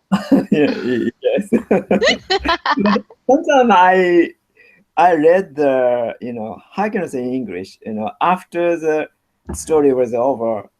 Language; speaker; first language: English; non-native, learner; Japanese